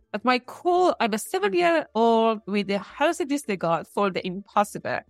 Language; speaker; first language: English; non-native, fluent; Persian